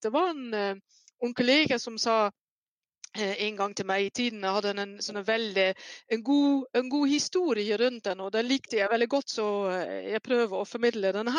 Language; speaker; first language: Norwegian; non-native, fluent; Dutch